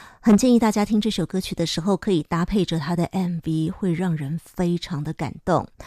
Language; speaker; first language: Chinese; native; Chinese